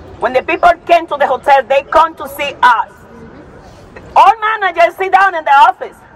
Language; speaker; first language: English; non-native, learner; Spanish